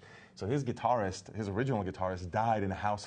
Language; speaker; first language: English; native; English